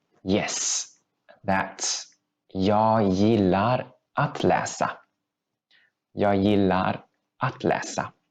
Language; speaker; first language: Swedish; non-native, fluent; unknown